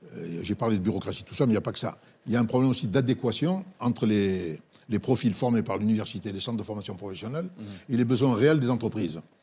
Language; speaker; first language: French; non-native, local second language; Arabic